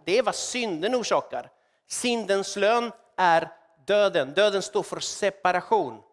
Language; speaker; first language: Swedish; non-native, fluent; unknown